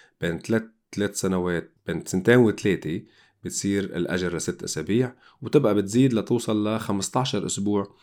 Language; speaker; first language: Arabic; native; Arabic